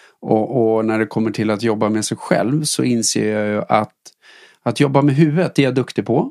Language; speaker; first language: Swedish; native; Swedish